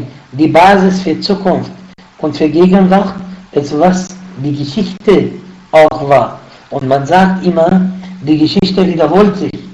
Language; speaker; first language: German; non-native, fluent; Arabic